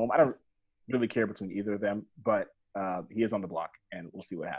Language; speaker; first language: English; native; English